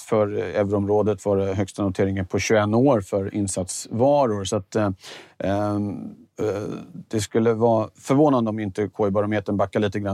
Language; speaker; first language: Swedish; native; Swedish